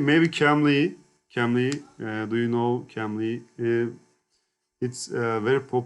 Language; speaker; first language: English; non-native, learner; Turkish